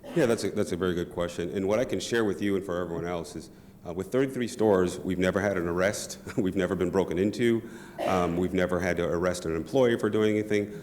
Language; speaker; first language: English; native; English